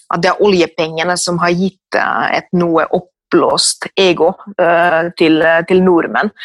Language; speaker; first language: Norwegian; non-native, fluent; Finnish